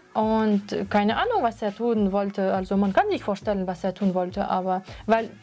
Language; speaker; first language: German; non-native, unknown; Russian